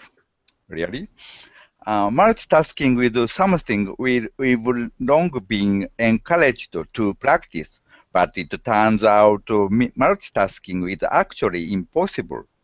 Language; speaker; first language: English; non-native, learner; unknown